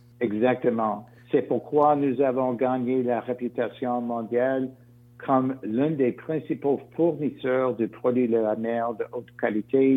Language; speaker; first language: French; non-native, local second language; English